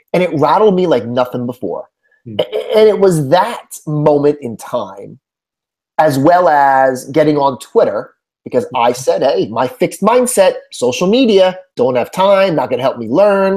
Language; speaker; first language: English; native; English